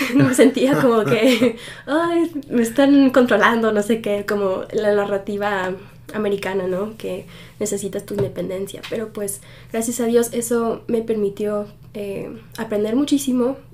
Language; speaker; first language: Spanish; early bilingual, heritage; Spanish